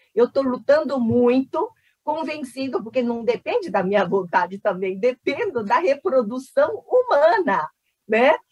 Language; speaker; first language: Portuguese; early bilingual, other home language; Korean